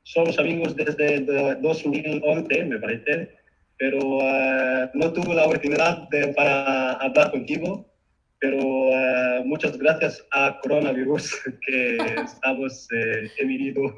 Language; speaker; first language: Spanish; non-native, fluent; Arabic